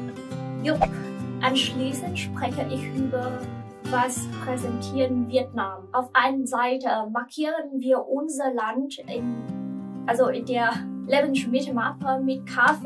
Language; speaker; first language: German; non-native, learner; Vietnamese